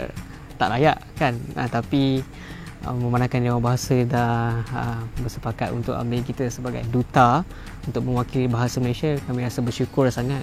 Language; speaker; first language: Malay; native; Malay